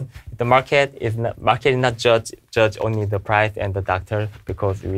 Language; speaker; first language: English; non-native, learner; Korean